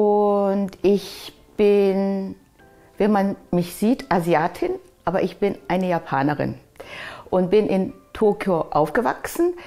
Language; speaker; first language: German; early bilingual, other home language; Japanese